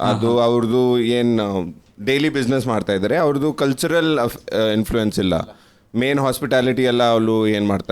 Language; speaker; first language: Kannada; non-native, learner; Punjabi